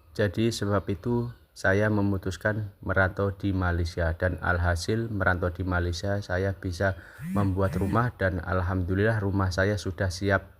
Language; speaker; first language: Indonesian; native; Indonesian